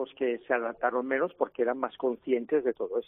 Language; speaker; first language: Spanish; non-native, local second language; Catalan